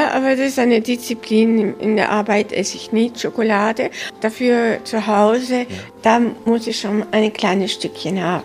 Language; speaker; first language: German; early bilingual, heritage; German